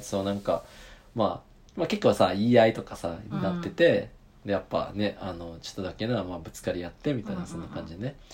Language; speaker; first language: Japanese; early bilingual, heritage; Japanese